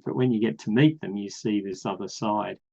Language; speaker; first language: English; native; English